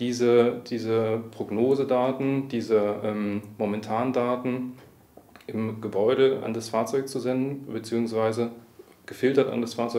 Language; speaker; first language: German; native; German